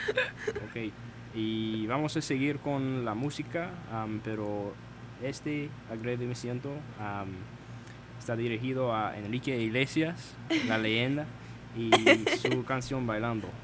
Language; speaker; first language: Spanish; non-native, learner; English